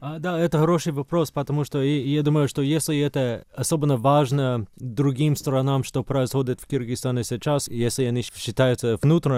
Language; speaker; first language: Russian; non-native, fluent; English